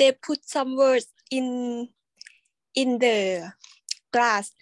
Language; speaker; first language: English; non-native, learner; Lao